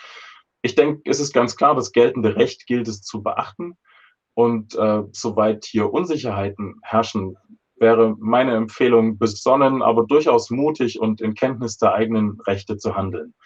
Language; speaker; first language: German; native; German